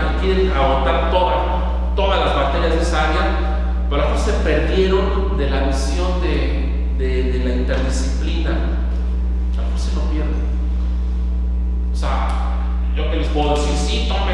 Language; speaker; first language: Spanish; native; Spanish